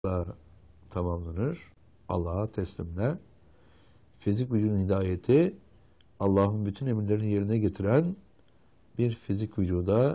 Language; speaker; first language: Turkish; native; Turkish